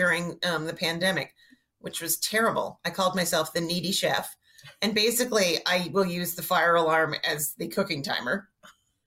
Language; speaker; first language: English; native; English